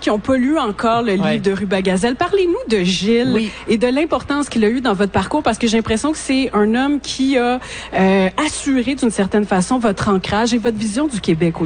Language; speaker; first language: French; native; French